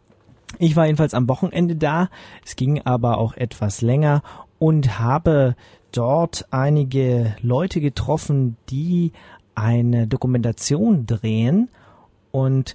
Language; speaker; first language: German; native; German